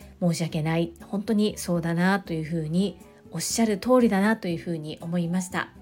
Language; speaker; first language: Japanese; native; Japanese